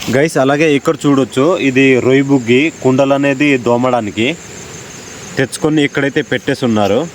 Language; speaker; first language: Telugu; non-native, local second language; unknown